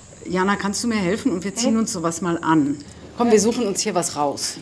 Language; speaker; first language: German; native; German